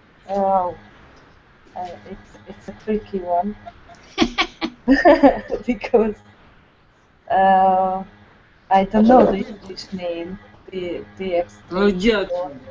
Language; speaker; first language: English; non-native, learner; Hungarian